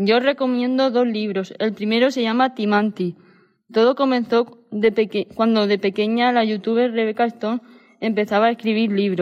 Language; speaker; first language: Spanish; native; Spanish